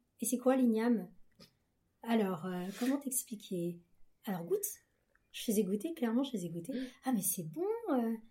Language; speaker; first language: French; native; French